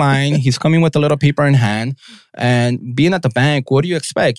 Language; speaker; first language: English; native; English